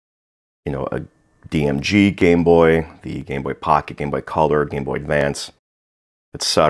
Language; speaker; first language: English; native; English